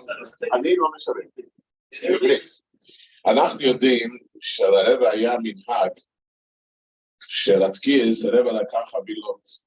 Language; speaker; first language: Hebrew; non-native, fluent; English